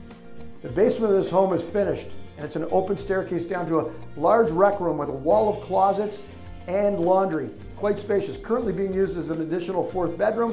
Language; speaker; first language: English; native; English